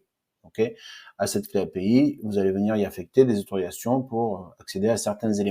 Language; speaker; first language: French; native; French